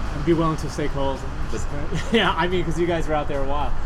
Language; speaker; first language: English; native; English